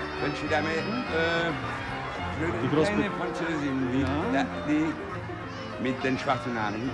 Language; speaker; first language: German; non-native, local second language; Italian